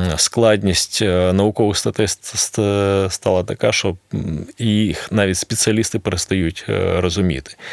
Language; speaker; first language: Ukrainian; non-native, local second language; Russian